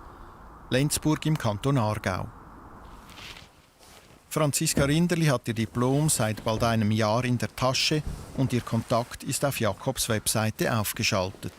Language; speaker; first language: German; native; German